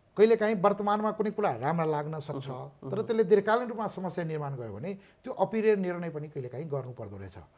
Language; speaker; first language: Nepali; non-native, local second language; Maithili